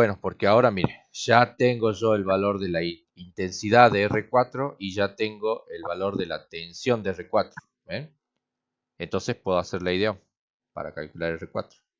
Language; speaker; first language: Spanish; native; Spanish